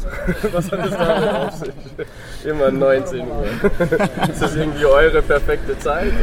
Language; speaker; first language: German; native; German